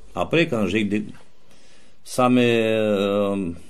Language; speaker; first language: French; non-native, fluent; Romanian